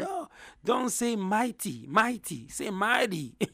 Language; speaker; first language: English; non-native, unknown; Lingala